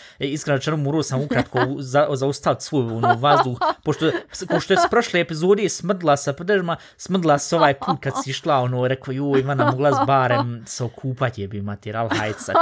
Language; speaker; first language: Bosnian; early bilingual, heritage; Bosnian